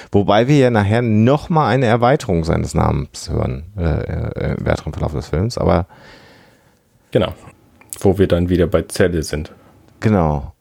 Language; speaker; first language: German; native; German